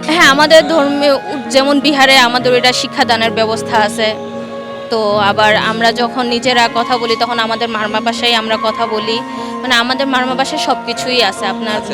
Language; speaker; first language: Bangla; non-native, local second language; Marma